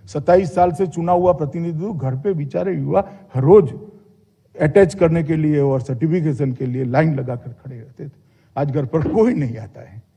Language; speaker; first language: Hindi; non-native, local second language; Gujarati